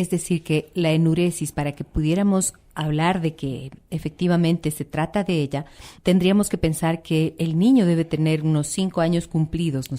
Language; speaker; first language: Spanish; native; Spanish